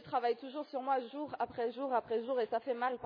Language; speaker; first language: French; native; French